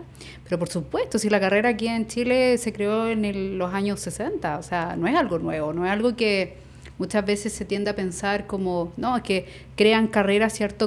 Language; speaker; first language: Spanish; native; Spanish